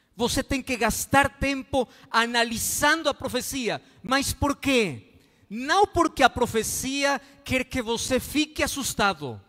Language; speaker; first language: Portuguese; non-native, fluent; Spanish